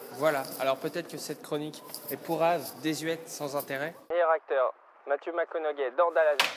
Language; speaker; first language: French; native; French